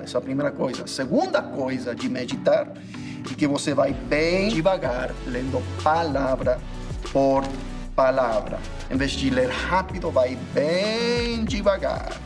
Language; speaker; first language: Portuguese; non-native, fluent; English